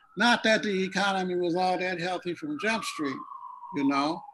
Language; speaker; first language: English; native; English